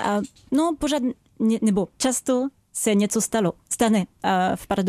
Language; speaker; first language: Czech; non-native, fluent; French